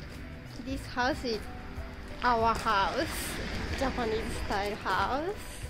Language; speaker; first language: English; non-native, learner; Japanese